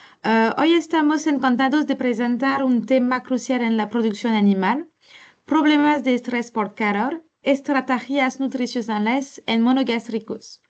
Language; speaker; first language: Spanish; non-native, learner; French